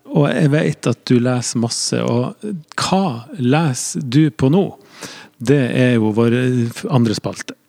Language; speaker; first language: Norwegian; native; Norwegian